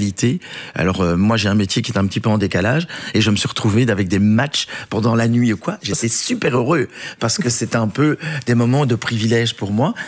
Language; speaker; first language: French; native; French